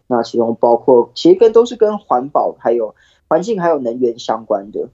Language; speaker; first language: Chinese; early bilingual, heritage; Chinese